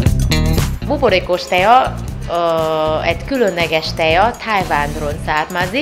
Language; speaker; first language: Hungarian; non-native, learner; Vietnamese